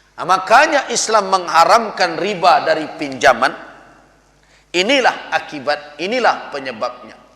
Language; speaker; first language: Malay; non-native, local second language; Minangkabau